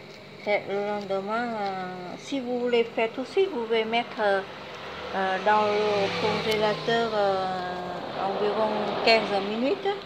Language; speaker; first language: French; non-native, fluent; Vietnamese